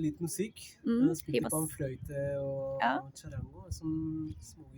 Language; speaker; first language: Norwegian; non-native, fluent; Spanish